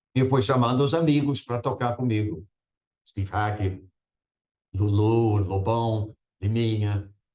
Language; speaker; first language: Portuguese; non-native, fluent; English